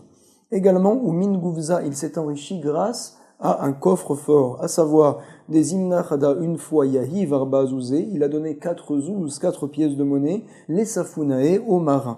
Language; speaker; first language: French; native; French